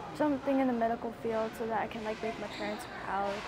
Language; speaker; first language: English; native; English